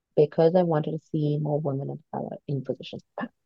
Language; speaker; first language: English; non-native, local second language; Hindi